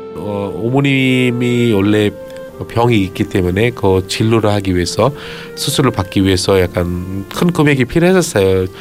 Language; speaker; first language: Korean; non-native, fluent; Bangla